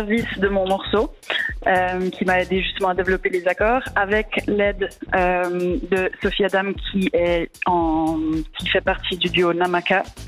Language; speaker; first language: French; native; French